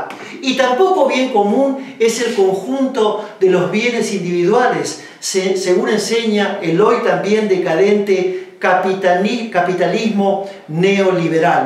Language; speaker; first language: Spanish; native; Spanish